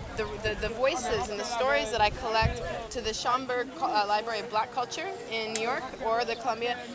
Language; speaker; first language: English; native; English